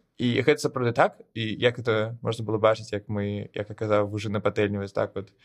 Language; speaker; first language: Belarusian; non-native, local second language; Russian